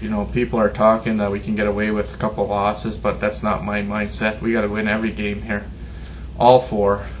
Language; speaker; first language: English; native; English